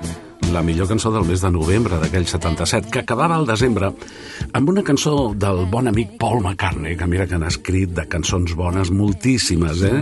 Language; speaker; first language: Catalan; native; Catalan